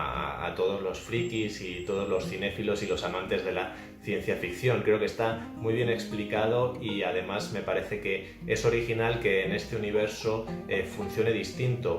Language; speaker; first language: Spanish; native; Spanish